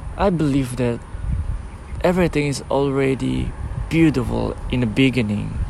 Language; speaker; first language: English; non-native, fluent; Indonesian